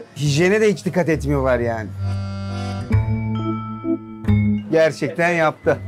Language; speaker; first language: Turkish; native; Turkish